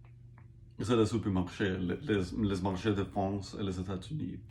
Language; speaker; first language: French; non-native, learner; English